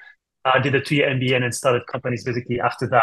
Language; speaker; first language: English; non-native, fluent; French